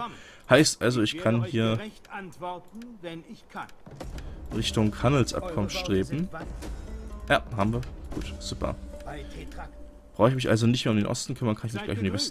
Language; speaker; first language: German; native; German